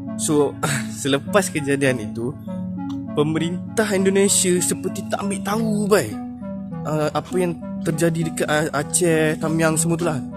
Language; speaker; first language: Malay; native; Malay